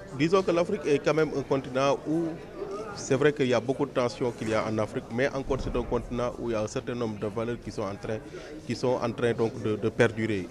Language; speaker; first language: French; non-native, local second language; Wolof